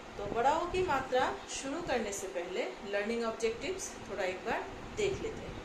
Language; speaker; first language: Hindi; non-native, local second language; Assamese